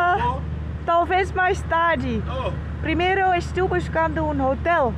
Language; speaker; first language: Portuguese; non-native, learner; Dutch